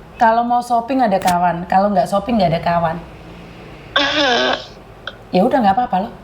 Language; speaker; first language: Indonesian; non-native, local second language; Javanese